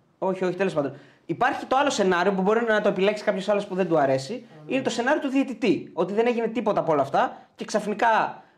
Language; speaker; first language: Greek; native; Greek